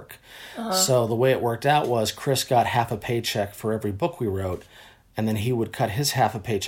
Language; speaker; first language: English; native; English